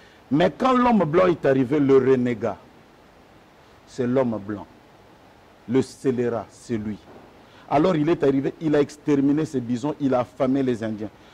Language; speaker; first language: French; non-native, local second language; Lingala